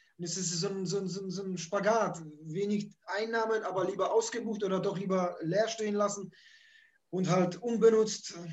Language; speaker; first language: German; early bilingual, other home language; Polish